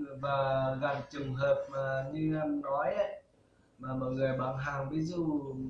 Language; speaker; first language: Vietnamese; non-native, local second language; Hmong